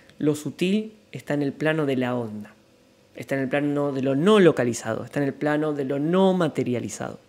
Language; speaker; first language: Spanish; native; Spanish